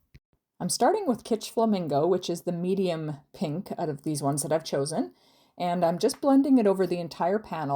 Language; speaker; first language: English; native; English